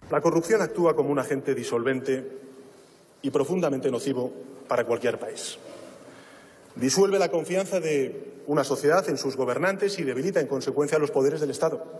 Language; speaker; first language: Spanish; native; Spanish